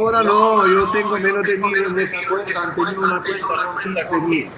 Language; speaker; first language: Spanish; non-native, learner; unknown